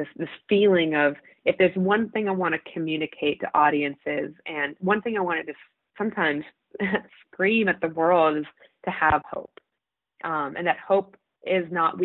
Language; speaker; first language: English; native; English